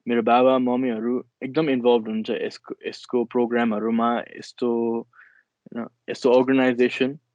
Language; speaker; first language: Nepali; early bilingual, other home language; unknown